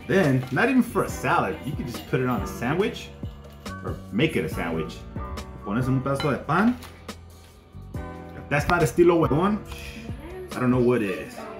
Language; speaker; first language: English; early bilingual, other home language; Spanish